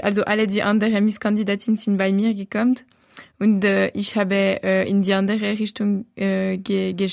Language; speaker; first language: German; non-native, local second language; French